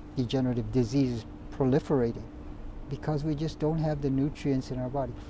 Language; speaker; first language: English; native; English